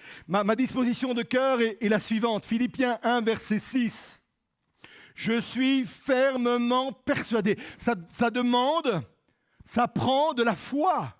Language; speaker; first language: French; native; French